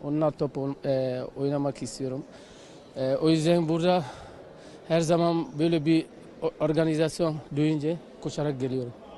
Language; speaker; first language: Turkish; non-native, learner; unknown